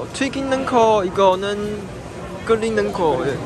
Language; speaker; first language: Korean; non-native, learner; Chinese